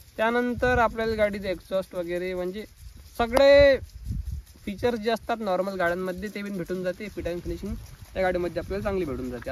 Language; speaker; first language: Marathi; native; Marathi